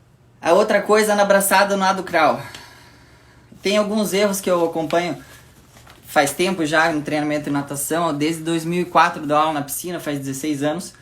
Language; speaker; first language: Portuguese; native; Portuguese